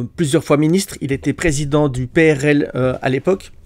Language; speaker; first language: French; native; French